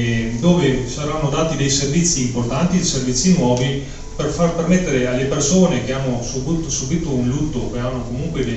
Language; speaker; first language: Italian; native; Italian